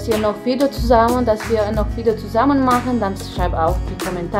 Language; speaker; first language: German; non-native, fluent; Romanian